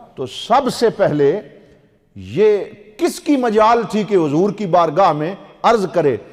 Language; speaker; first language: Urdu; non-native, local second language; Punjabi